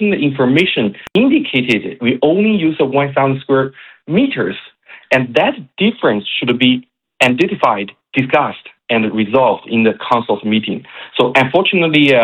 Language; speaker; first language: English; non-native, fluent; Chinese